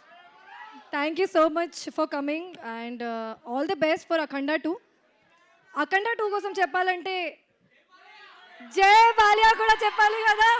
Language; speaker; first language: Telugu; non-native, fluent; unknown